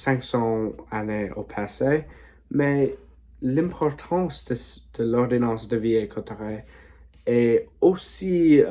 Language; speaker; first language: French; non-native, learner; English